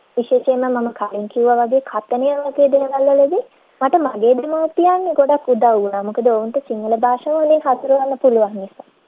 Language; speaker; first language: Sinhala; early bilingual, heritage; Sinhala